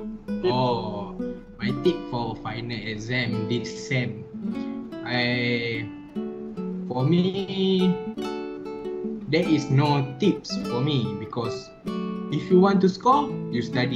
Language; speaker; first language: English; non-native, learner; Malay